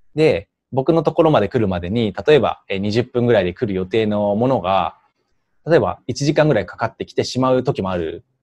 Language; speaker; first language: Japanese; native; Japanese